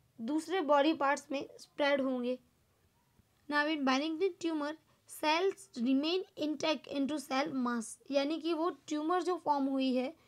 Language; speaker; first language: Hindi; non-native, local second language; Gujarati